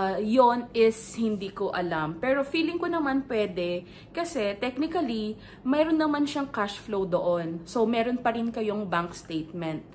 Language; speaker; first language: Filipino; native; Filipino